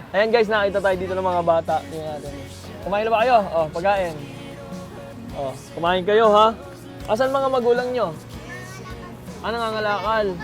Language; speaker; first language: Filipino; native; Filipino